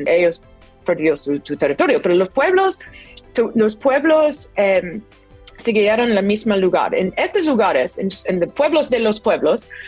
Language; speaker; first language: Spanish; non-native, fluent; English